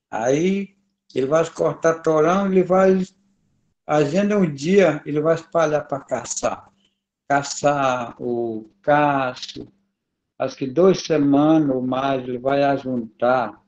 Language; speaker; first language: Portuguese; non-native, local second language; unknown